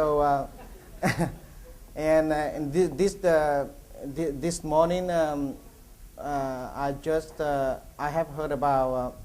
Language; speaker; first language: English; non-native, learner; Vietnamese